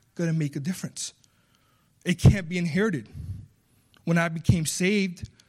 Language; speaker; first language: English; early bilingual, other home language; Spanish